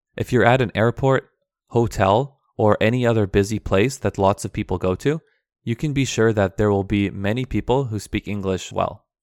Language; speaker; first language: English; early bilingual, other home language; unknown